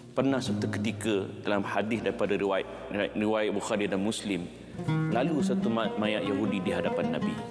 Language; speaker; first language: Malay; native; Malay